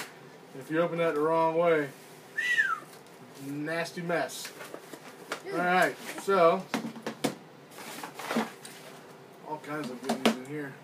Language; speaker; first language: English; native; English